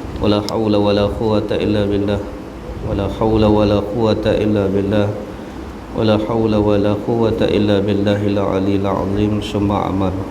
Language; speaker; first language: Malay; native; Malay